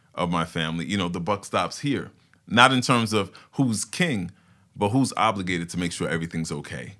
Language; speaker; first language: English; early bilingual, other home language; Haitian Creole